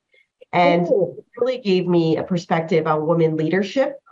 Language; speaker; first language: English; early bilingual, other home language; Chinese